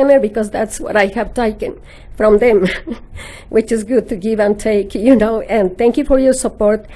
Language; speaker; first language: English; non-native, fluent; Spanish